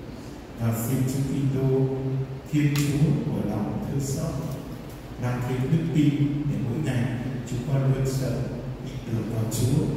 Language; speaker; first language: Vietnamese; native; Vietnamese